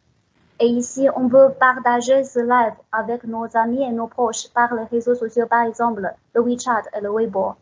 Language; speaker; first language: French; non-native, fluent; Chinese